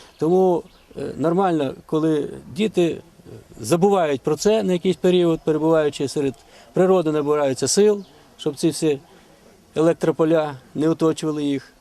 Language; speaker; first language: Ukrainian; native; Ukrainian